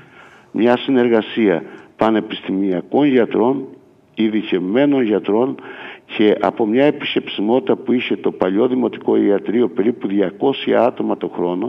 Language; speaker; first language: Greek; native; Greek